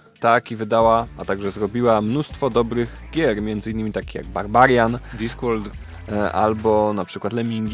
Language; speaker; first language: Polish; native; Polish